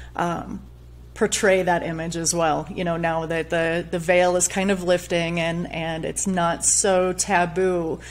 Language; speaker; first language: English; native; English